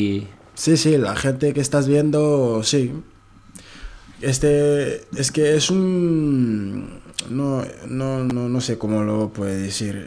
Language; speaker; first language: Spanish; non-native, learner; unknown